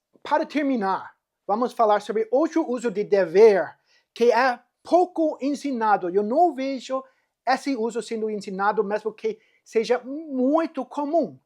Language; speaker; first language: Portuguese; non-native, fluent; English